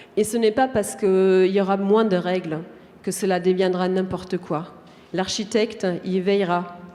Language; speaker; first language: French; non-native, fluent; German